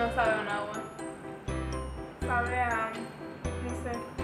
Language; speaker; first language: Spanish; early bilingual, other home language; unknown